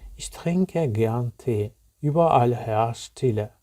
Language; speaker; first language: German; non-native, learner; Ukrainian